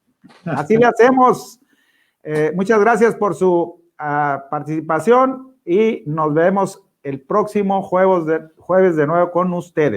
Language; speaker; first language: Spanish; native; Spanish